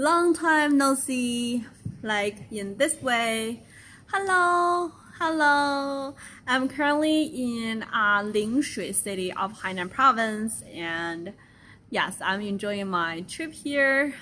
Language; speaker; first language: English; non-native, fluent; Chinese